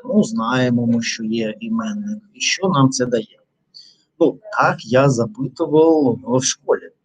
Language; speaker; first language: Ukrainian; non-native, learner; Russian